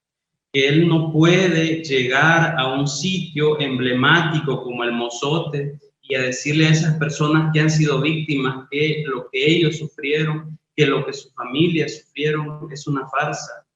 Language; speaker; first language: Spanish; native; Spanish